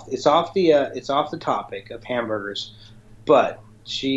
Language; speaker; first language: English; native; English